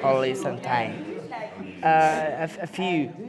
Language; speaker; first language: English; non-native, learner; Spanish